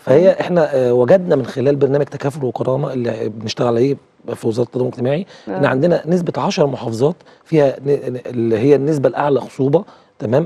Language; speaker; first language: Arabic; native; Arabic